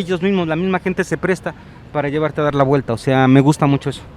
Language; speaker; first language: Spanish; native; Spanish